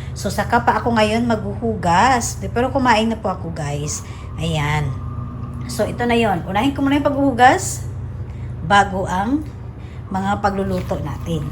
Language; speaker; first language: Filipino; non-native, local second language; Hiligaynon